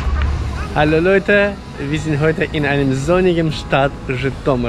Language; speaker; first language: German; non-native, fluent; Ukrainian